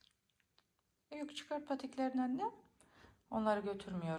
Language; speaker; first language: Turkish; early bilingual, heritage; Turkish